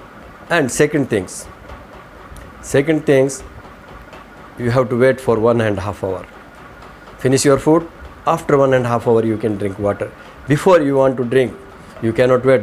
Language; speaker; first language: English; non-native, learner; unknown